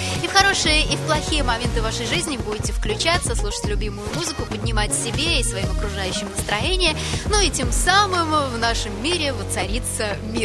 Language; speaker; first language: Russian; native; Russian